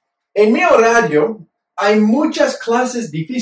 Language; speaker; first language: Spanish; non-native, fluent; English